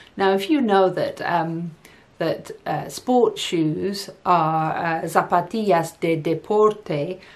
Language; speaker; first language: English; native; English